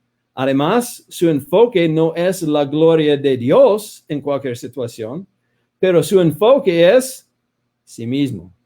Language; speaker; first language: Spanish; non-native, fluent; English